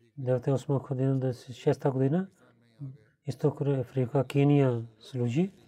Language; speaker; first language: Bulgarian; non-native, fluent; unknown